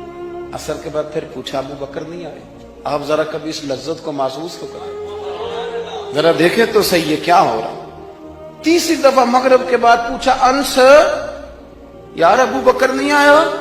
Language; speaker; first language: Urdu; non-native, local second language; Punjabi